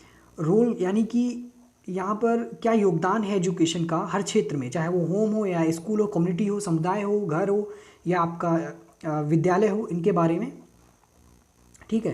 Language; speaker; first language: Hindi; native; Hindi